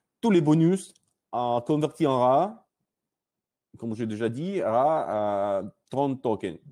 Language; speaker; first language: French; non-native, learner; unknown